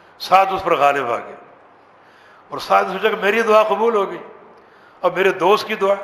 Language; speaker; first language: Urdu; native; Urdu